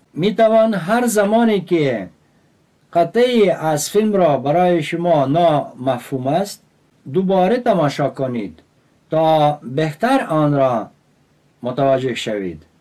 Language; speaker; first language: Persian; non-native, fluent; Russian